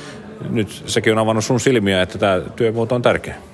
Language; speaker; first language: Finnish; native; Finnish